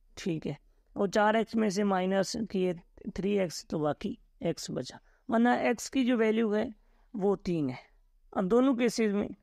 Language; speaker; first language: Urdu; native; Urdu